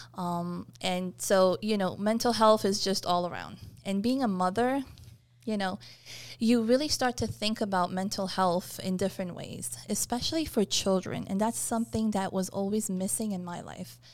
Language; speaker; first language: English; early bilingual, other home language; Persian